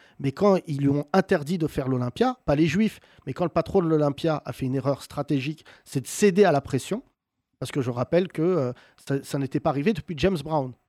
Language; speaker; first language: French; native; French